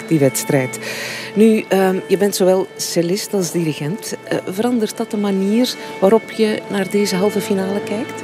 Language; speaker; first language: Dutch; native; Dutch